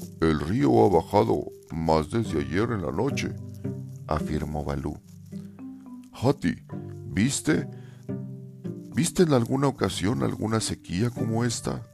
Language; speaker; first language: Spanish; native; Spanish